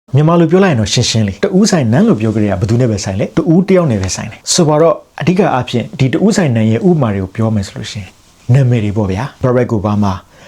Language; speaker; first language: Burmese; non-native, local second language; S'gaw Karen